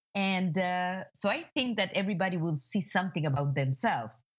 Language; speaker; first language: English; non-native, fluent; Spanish